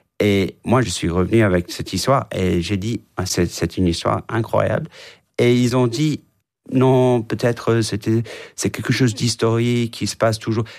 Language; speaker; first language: French; non-native, fluent; English